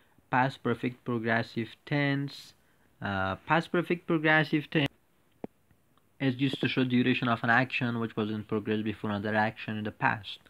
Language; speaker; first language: English; non-native, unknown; Persian